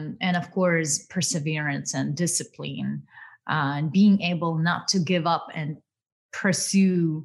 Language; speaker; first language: English; non-native, fluent; Ukrainian